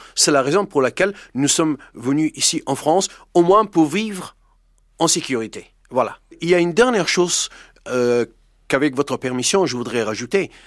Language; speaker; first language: French; non-native, fluent; Persian